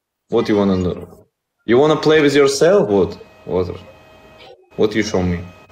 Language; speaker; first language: English; non-native, learner; Russian